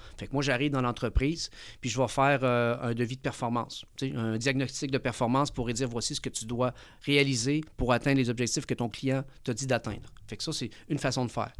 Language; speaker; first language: French; early bilingual, other home language; Spanish